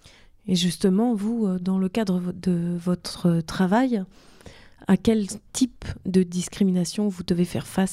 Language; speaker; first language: French; native; French